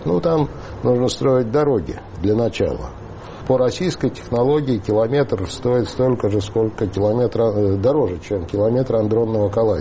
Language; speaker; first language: Russian; native; Russian